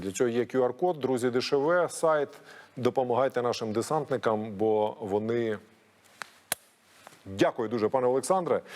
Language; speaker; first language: Ukrainian; native; Ukrainian